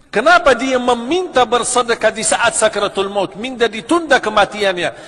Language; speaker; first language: Malay; non-native, fluent; Arabic